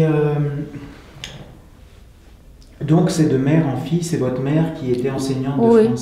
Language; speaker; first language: French; native; French